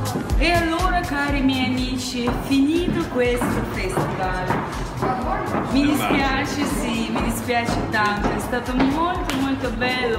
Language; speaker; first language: Italian; non-native, fluent; Russian